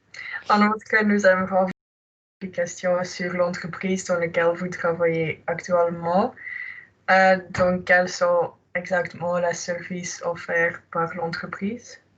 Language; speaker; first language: French; non-native, learner; Dutch